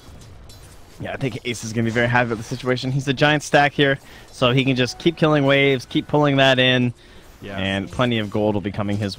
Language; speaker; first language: English; native; English